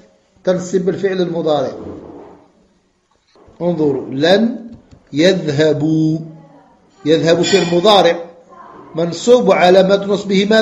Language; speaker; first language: Arabic; non-native, fluent; French